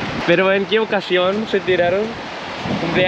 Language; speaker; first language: Spanish; non-native, learner; Thai